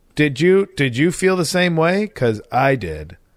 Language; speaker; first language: English; native; English